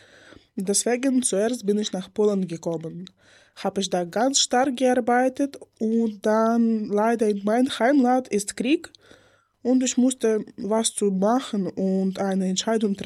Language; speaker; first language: German; non-native, learner; Ukrainian